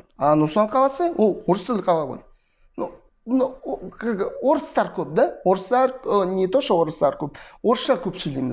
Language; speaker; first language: Kazakh; non-native, fluent; Russian